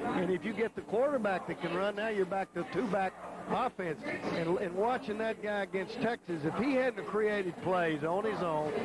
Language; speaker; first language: English; native; English